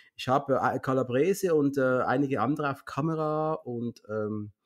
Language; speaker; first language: German; native; German